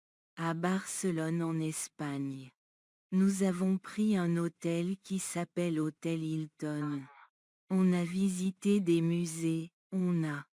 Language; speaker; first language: French; non-native, learner; Bangla